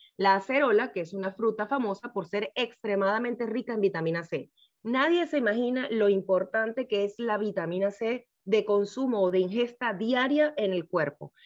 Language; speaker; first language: Spanish; native; Spanish